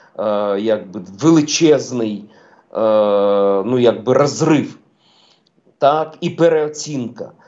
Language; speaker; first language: Ukrainian; non-native, local second language; Russian